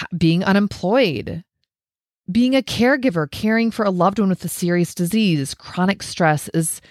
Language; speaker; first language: English; native; English